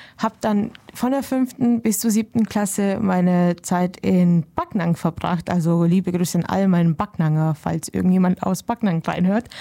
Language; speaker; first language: German; early bilingual, other home language; Romanian